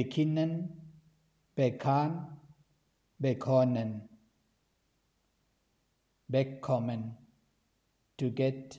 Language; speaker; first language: German; non-native, fluent; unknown